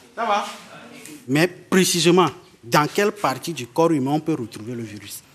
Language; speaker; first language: French; non-native, local second language; Ewe